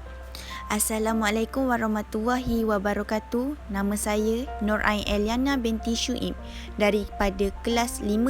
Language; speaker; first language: Malay; native; Malay